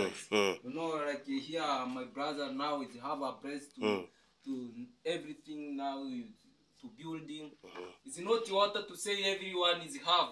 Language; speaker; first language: English; non-native, learner; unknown